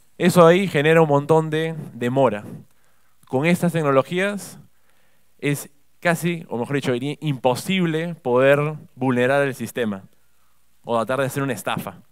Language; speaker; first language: Spanish; native; Spanish